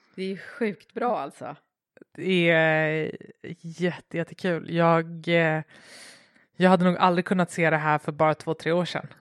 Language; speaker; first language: Swedish; native; Swedish